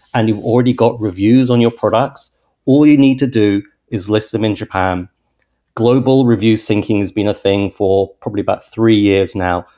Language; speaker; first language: English; native; English